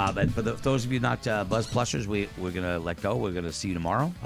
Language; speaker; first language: English; native; English